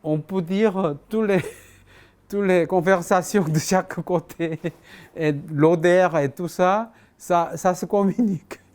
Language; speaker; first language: French; non-native, fluent; Korean